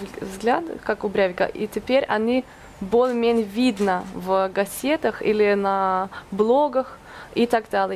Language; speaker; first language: Russian; non-native, fluent; Norwegian